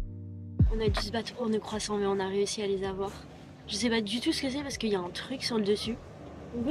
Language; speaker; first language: French; native; French